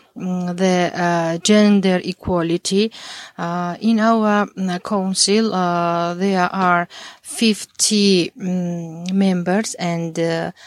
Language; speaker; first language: English; non-native, learner; Mingrelian